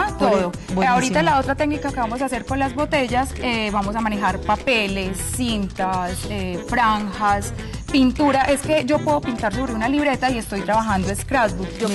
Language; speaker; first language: Spanish; native; Spanish